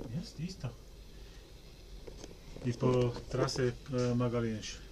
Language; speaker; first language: Russian; non-native, learner; Czech